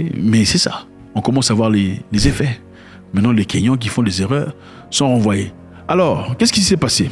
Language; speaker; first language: French; non-native, local second language; Lingala